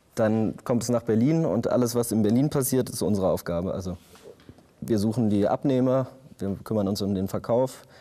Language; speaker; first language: German; native; German